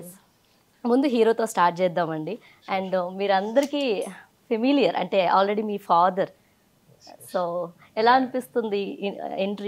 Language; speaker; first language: Telugu; native; Telugu